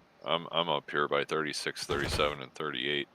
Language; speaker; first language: English; native; English